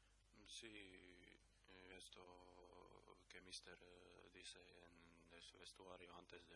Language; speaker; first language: Spanish; non-native, learner; Croatian